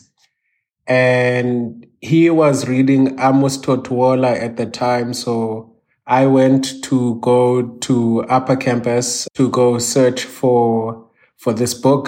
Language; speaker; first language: English; non-native, local second language; Xhosa